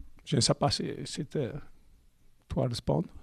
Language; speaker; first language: French; non-native, learner; Italian